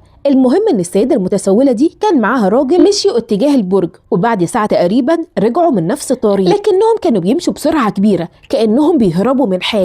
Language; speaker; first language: Arabic; native; Arabic